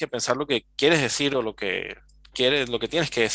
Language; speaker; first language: Spanish; native; Spanish